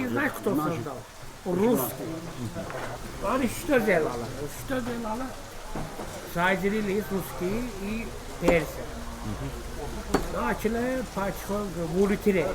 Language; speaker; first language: Russian; non-native, learner; Azerbaijani